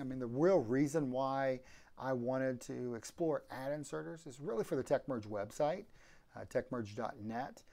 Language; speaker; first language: English; native; English